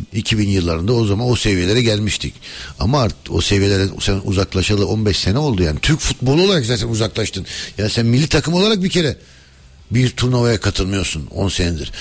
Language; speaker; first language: Turkish; early bilingual, heritage; Turkish